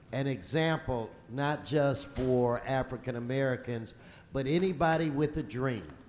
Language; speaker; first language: English; early bilingual, other home language; Spanish